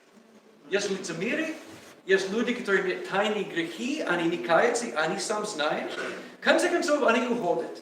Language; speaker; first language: Russian; non-native, learner; English